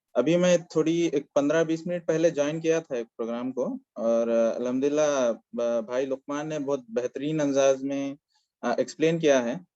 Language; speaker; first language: Hindi; non-native, local second language; Telugu